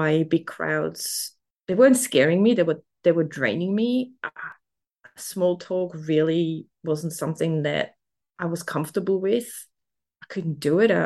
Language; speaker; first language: English; non-native, fluent; German